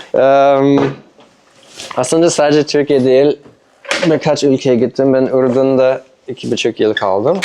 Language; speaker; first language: Turkish; non-native, fluent; English